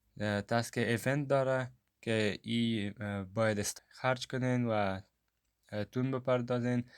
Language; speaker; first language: Persian; native; Persian